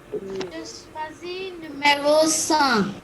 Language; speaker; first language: French; non-native, learner; English